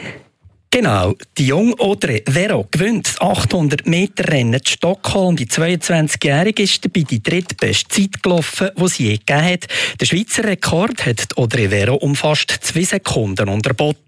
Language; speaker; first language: German; native; German